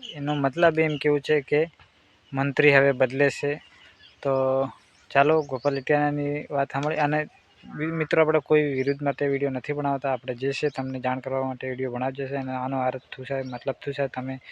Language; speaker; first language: Gujarati; non-native, local second language; Bhili